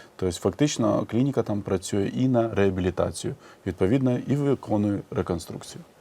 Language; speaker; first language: Ukrainian; native; Ukrainian